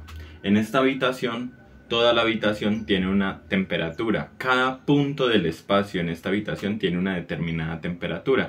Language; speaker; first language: Spanish; native; Spanish